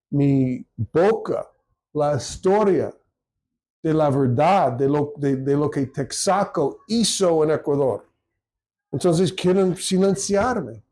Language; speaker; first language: Spanish; non-native, fluent; English